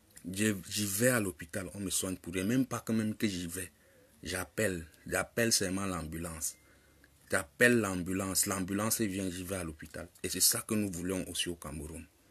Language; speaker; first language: French; non-native, local second language; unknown